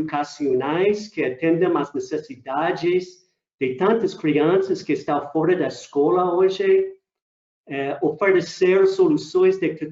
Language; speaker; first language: Portuguese; non-native, fluent; English